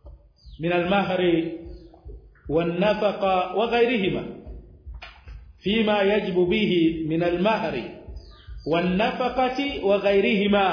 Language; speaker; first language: Arabic; non-native, fluent; Swahili